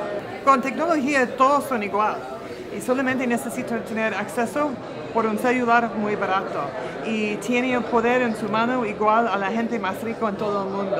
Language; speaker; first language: Spanish; non-native, fluent; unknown